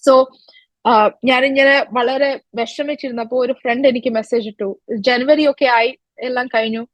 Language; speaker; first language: Malayalam; early bilingual, other home language; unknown